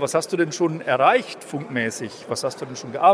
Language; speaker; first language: German; native; German